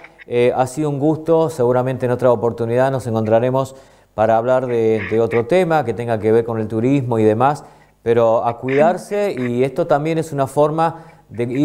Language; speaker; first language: Spanish; native; Spanish